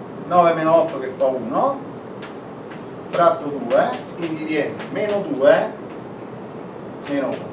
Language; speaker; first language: Italian; native; Italian